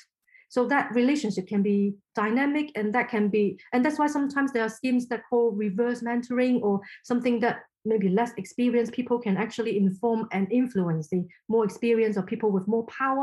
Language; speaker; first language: English; non-native, local second language; Cantonese